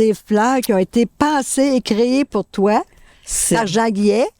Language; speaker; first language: French; native; French